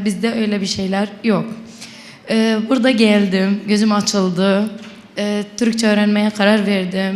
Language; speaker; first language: Turkish; non-native, local second language; Arabic